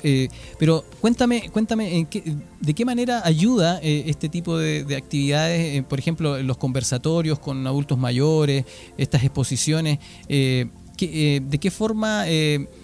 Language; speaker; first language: Spanish; native; Spanish